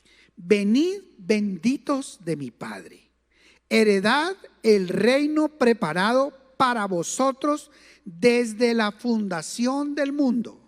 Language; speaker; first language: Spanish; native; Spanish